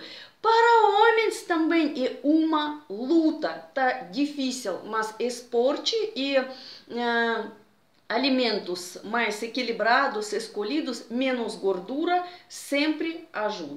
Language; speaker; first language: Portuguese; non-native, fluent; Russian